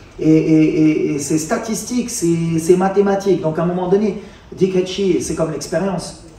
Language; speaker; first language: French; native; French